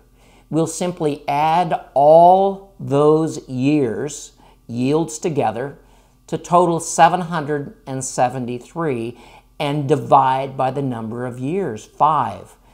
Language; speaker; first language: English; native; English